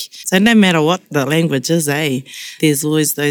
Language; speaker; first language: English; non-native, local second language; Māori